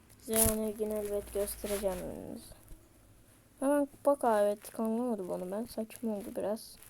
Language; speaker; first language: Turkish; native; Turkish